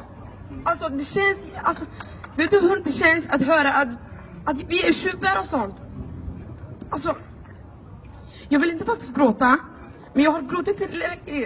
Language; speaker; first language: Swedish; non-native, fluent; Somali